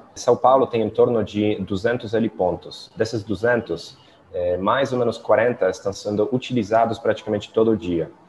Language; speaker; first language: Portuguese; non-native, fluent; Polish